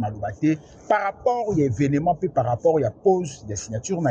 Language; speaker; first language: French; non-native, local second language; Lingala